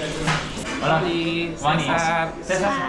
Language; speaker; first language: Spanish; non-native, learner; English